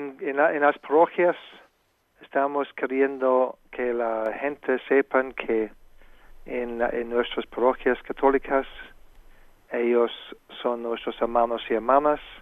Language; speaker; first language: Spanish; non-native, fluent; English